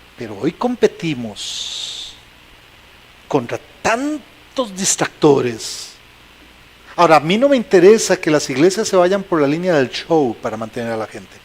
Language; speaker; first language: Spanish; native; Spanish